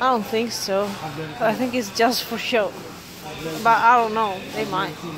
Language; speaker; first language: English; non-native, fluent; Italian